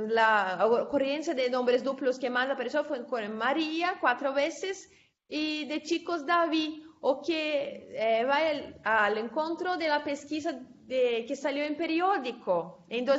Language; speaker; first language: Spanish; non-native, fluent; Portuguese